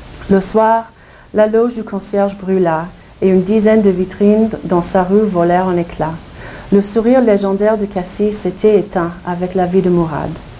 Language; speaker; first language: French; non-native, fluent; English